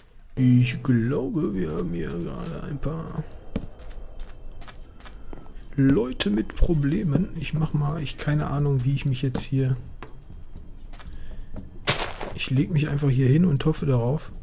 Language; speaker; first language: German; native; German